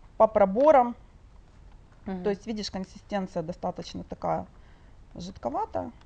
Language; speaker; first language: Russian; native; Russian